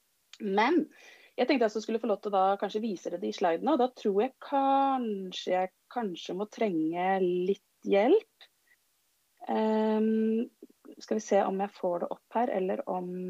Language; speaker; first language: Norwegian; native; Norwegian